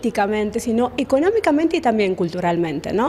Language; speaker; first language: Spanish; native; Spanish